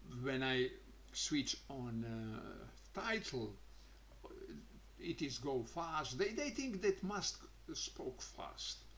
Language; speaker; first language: English; non-native, learner; Croatian